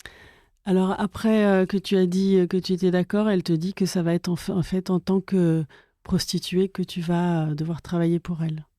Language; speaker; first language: French; native; French